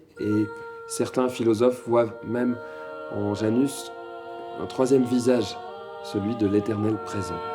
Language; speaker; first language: French; native; French